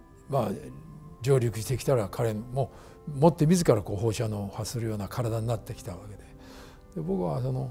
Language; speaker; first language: Japanese; native; Japanese